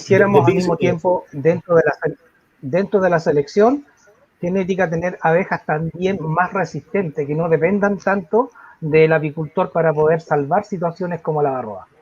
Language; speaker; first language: Spanish; native; Spanish